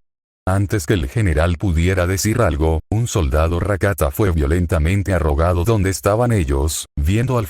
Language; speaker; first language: Spanish; native; Spanish